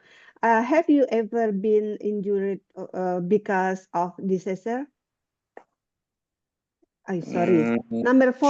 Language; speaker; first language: English; non-native, learner; Indonesian